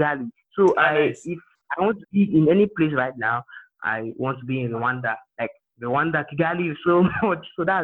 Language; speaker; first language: English; non-native, local second language; Igbo